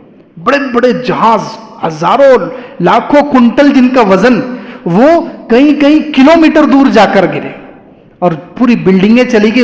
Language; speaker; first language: Urdu; native; Urdu